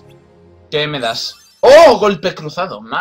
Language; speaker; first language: Spanish; native; Spanish